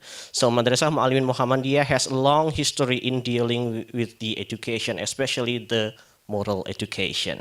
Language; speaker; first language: English; non-native, fluent; Indonesian